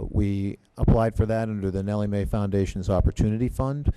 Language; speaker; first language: English; native; English